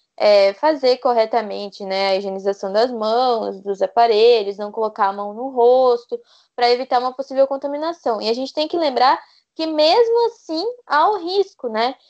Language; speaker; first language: Portuguese; native; Portuguese